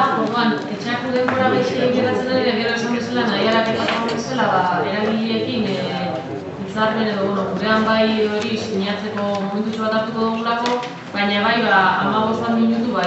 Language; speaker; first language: Basque; native; Basque